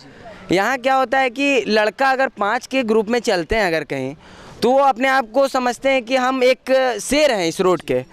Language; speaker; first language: Hindi; native; Hindi